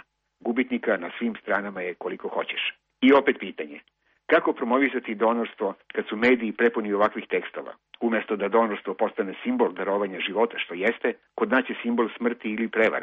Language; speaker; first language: Croatian; native; Croatian